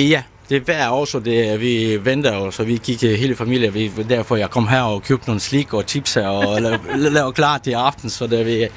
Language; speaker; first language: Danish; non-native, learner; Ukrainian